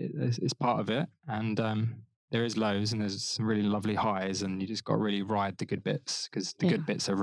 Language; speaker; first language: English; native; English